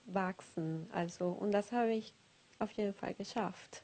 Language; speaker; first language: German; non-native, learner; Spanish